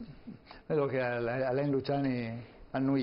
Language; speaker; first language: Italian; native; Italian